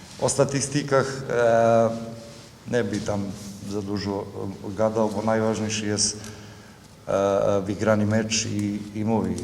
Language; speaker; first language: Polish; non-native, learner; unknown